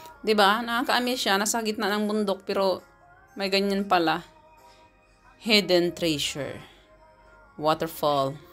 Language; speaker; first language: Filipino; native; Filipino